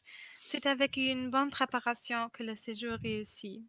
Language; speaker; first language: French; non-native, fluent; German